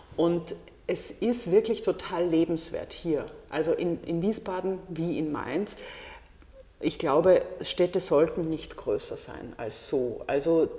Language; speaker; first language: German; native; German